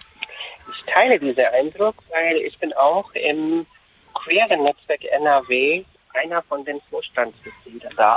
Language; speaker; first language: German; non-native, fluent; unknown